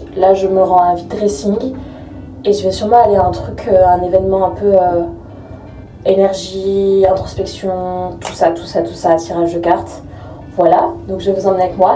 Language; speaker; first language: French; native; French